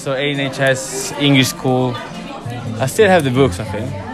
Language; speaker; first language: English; non-native, learner; Italian